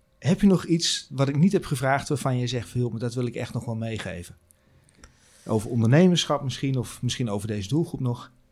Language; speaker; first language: Dutch; native; Dutch